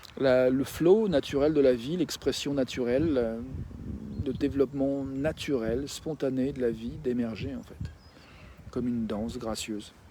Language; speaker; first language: French; native; French